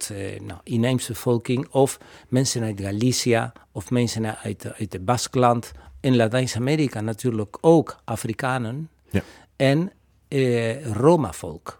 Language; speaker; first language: Dutch; non-native, fluent; Spanish